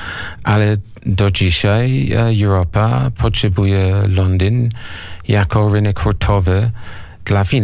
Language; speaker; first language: Polish; non-native, learner; English